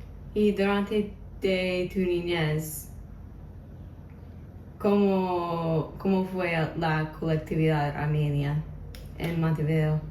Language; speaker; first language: Spanish; non-native, learner; English